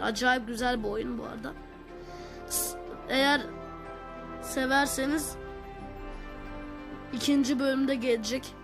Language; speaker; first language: Turkish; native; Turkish